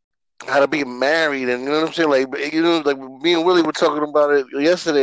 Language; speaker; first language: English; native; English